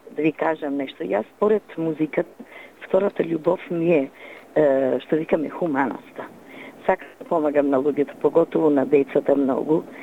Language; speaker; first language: Macedonian; non-native, local second language; Romany